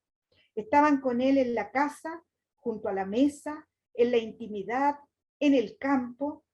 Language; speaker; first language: Spanish; native; Spanish